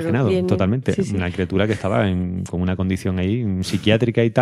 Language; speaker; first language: Spanish; native; Spanish